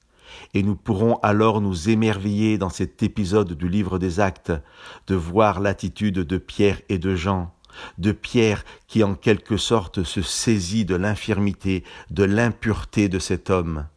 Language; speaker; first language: French; native; French